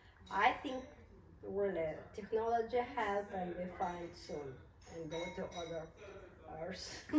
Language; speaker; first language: English; non-native, learner; Russian